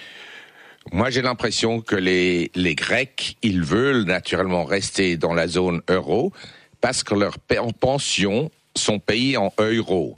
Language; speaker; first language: French; non-native, local second language; Swiss German